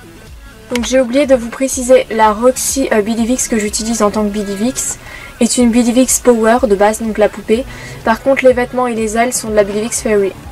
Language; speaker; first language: French; native; French